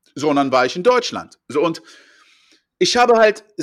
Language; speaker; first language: German; early bilingual, other home language; French